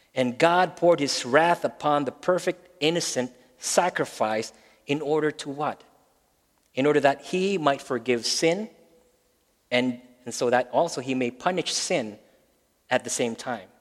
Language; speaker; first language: English; non-native, local second language; Filipino